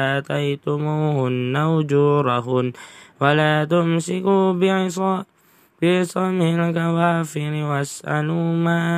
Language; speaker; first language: Arabic; non-native, learner; Indonesian